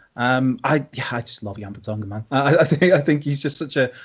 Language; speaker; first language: English; native; English